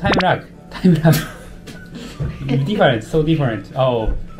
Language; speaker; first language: English; non-native, learner; Japanese